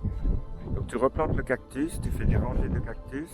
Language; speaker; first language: French; native; French